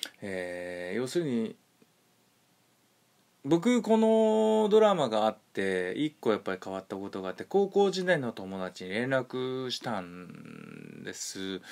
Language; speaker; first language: Japanese; native; Japanese